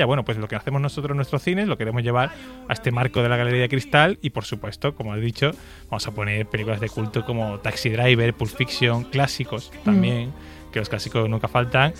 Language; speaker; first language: Spanish; native; Spanish